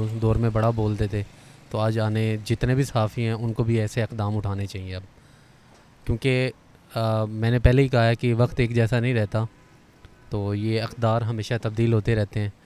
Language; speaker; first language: Urdu; non-native, local second language; Punjabi